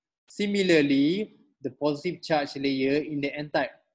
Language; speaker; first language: English; non-native, local second language; Malay